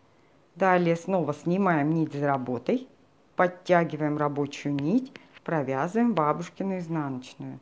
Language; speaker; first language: Russian; native; Russian